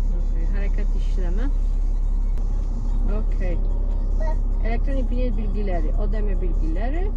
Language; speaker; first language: Turkish; non-native, fluent; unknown